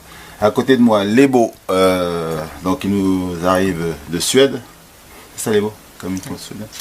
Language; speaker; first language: French; native; French